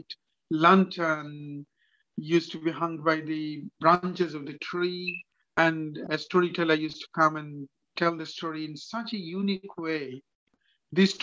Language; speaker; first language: English; non-native, local second language; Bangla